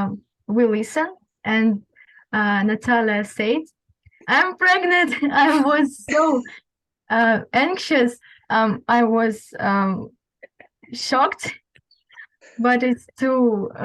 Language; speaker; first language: English; non-native, learner; Russian